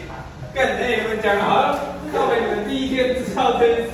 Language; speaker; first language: Chinese; native; Chinese